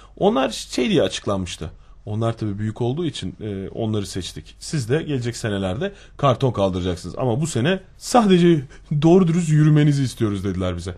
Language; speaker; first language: Turkish; native; Turkish